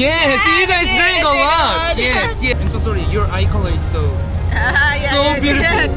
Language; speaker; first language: English; non-native, learner; Korean